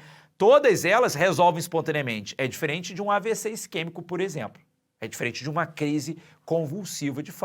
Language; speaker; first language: Portuguese; native; Portuguese